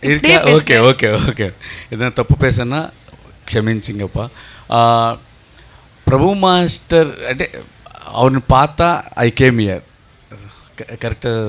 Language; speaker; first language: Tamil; non-native, learner; Telugu